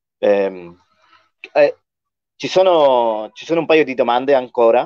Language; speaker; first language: Italian; non-native, learner; Spanish